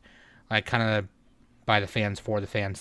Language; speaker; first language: English; native; English